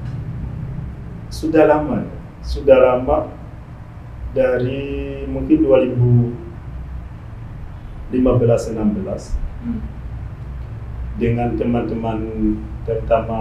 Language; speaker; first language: Indonesian; non-native, fluent; Rundi